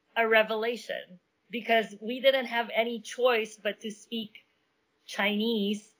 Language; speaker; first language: English; non-native, local second language; Min Nan Chinese